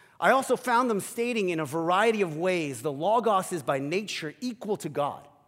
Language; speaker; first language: English; early bilingual, other home language; Korean